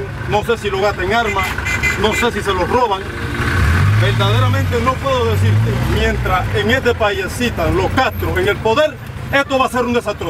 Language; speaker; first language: Spanish; native; Spanish